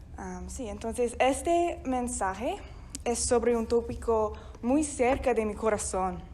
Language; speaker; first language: Spanish; non-native, fluent; English